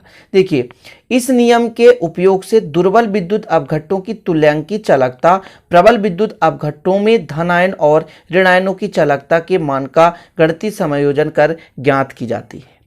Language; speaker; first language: Hindi; native; Hindi